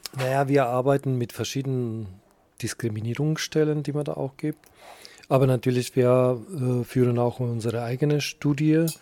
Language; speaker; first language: German; non-native, fluent; Romany